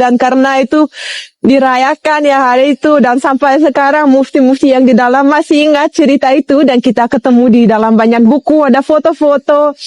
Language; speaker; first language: Indonesian; non-native, fluent; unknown